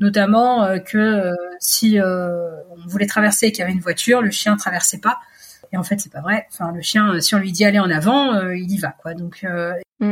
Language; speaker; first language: French; native; French